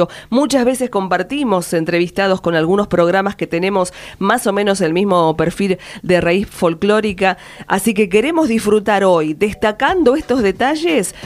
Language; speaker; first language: Spanish; native; Spanish